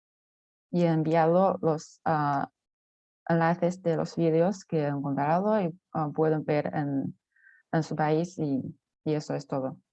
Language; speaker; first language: Spanish; non-native, fluent; Chinese